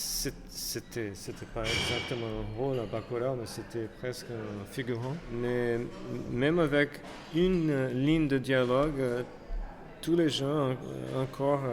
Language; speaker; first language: French; non-native, fluent; Portuguese